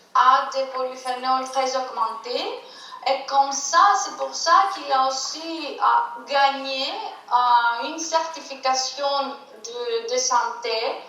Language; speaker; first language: French; non-native, fluent; Greek